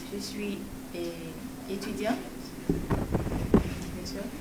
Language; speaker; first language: French; non-native, local second language; Haitian Creole